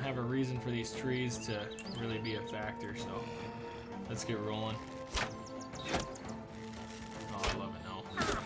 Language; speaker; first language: English; native; English